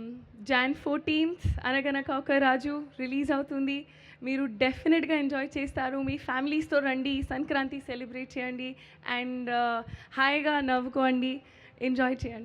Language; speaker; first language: Telugu; non-native, local second language; Hindi